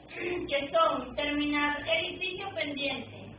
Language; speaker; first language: Spanish; native; Spanish